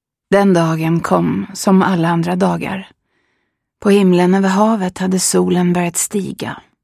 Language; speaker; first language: Swedish; native; Swedish